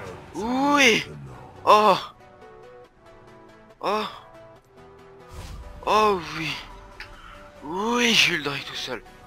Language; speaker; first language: French; native; French